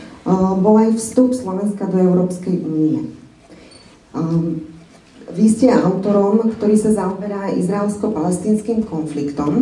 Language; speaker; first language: Slovak; native; Slovak